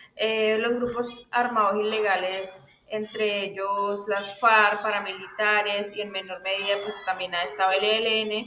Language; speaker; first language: Spanish; native; Spanish